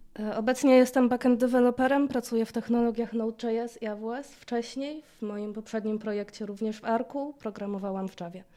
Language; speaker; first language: Polish; native; Polish